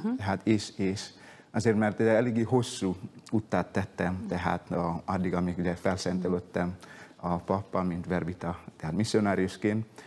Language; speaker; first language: Hungarian; non-native, fluent; Indonesian